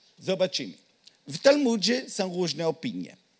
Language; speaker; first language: Polish; non-native, learner; Hebrew